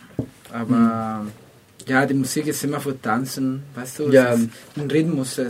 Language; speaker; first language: German; non-native, learner; Spanish